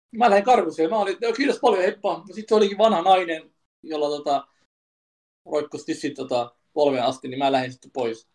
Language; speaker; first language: Finnish; early bilingual, other home language; Kurdish